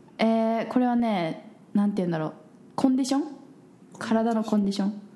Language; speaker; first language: Japanese; native; Japanese